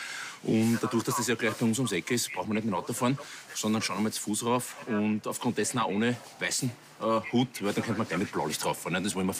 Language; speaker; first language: German; native; German